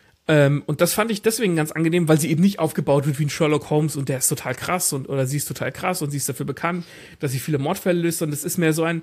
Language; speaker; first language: German; native; German